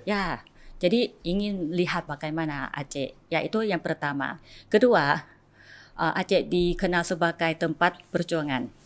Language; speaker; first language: Indonesian; non-native, fluent; Thai